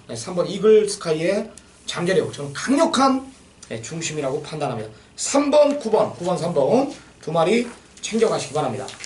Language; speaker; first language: Korean; native; Korean